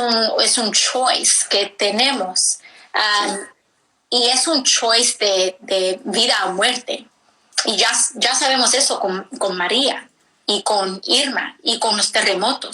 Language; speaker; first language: Spanish; early bilingual, heritage; English